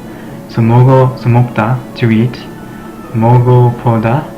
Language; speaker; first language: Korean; non-native, learner; English